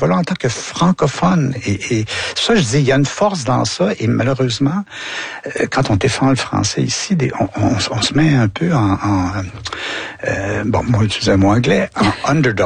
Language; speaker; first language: French; native; French